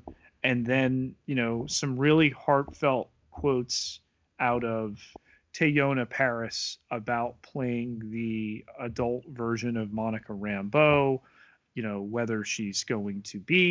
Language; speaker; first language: English; native; English